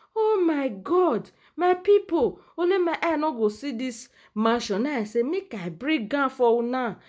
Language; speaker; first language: Nigerian Pidgin; native; Nigerian Pidgin